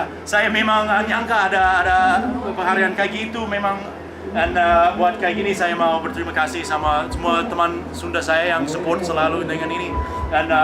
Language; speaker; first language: Indonesian; non-native, fluent; English